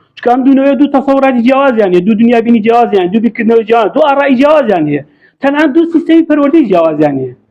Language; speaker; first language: Central Kurdish; non-native, local second language; Gurani